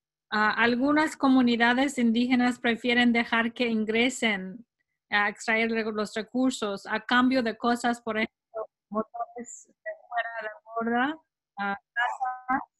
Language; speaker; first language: Spanish; non-native, fluent; English